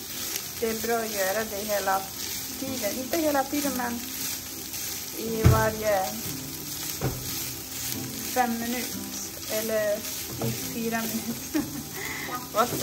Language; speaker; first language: Swedish; non-native, fluent; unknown